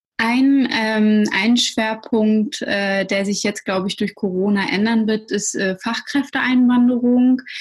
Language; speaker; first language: German; early bilingual, other home language; Russian